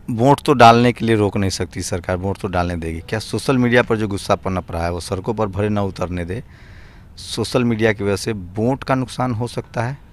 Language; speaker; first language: Hindi; native; Hindi